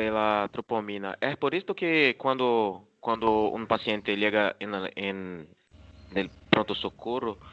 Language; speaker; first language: Spanish; non-native, learner; Portuguese